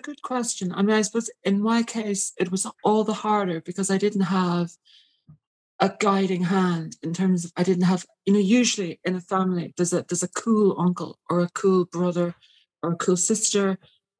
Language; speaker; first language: English; native; English